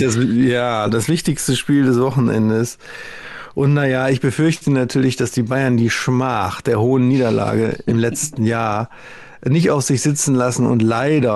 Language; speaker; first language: German; native; German